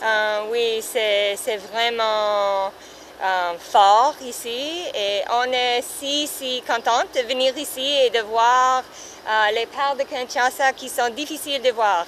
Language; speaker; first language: French; non-native, learner; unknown